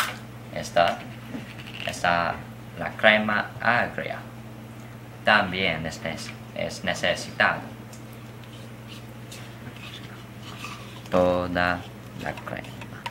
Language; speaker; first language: Spanish; non-native, learner; English